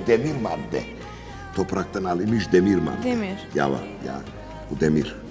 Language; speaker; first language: Turkish; non-native, learner; Georgian